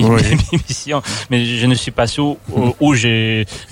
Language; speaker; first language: French; non-native, fluent; Russian